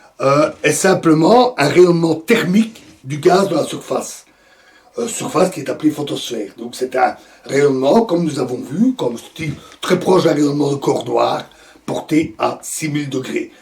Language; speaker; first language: French; native; French